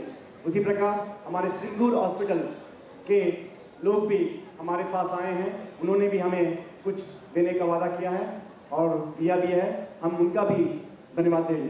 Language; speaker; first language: Hindi; non-native, local second language; Telugu